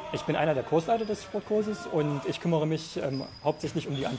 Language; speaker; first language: German; native; German